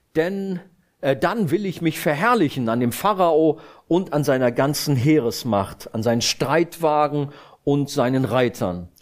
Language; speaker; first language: German; native; German